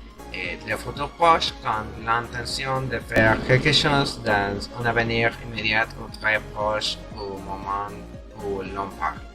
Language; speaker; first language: French; non-native, learner; Spanish